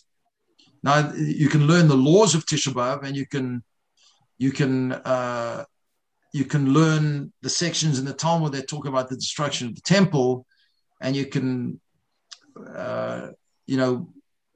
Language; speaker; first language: English; native; English